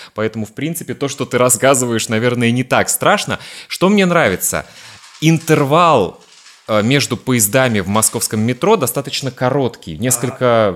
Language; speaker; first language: Russian; native; Russian